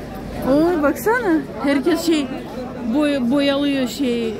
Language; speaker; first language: Turkish; non-native, fluent; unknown